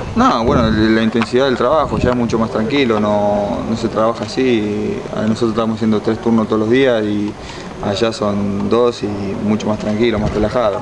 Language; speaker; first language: Spanish; native; Spanish